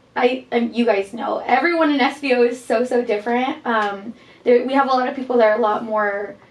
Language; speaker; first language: English; early bilingual, heritage; Spanish